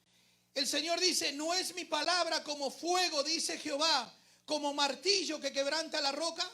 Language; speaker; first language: Spanish; native; Spanish